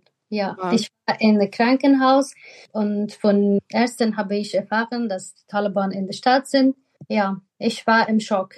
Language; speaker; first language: German; non-native, fluent; Persian